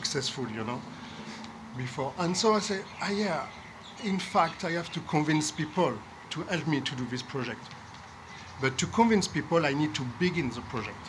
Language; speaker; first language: English; non-native, learner; French